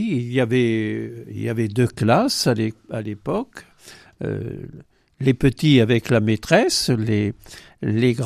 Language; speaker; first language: French; non-native, local second language; Occitan